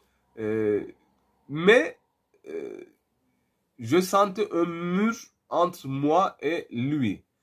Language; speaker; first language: French; non-native, fluent; Turkish